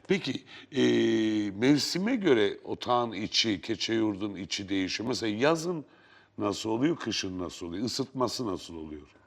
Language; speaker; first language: Turkish; native; Turkish